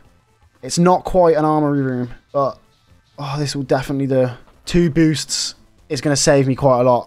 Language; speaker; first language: English; native; English